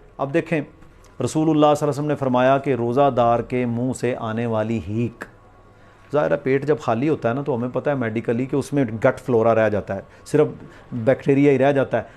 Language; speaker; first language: Urdu; non-native, local second language; Punjabi